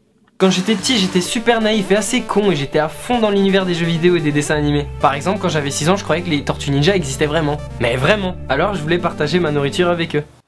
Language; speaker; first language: French; native; French